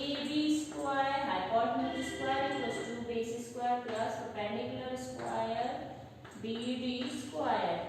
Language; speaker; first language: English; non-native, local second language; Hindi